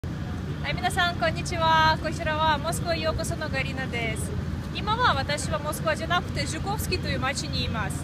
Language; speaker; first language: Japanese; non-native, fluent; Russian